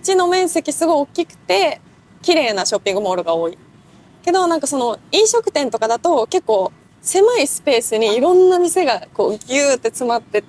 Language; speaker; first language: Japanese; native; Japanese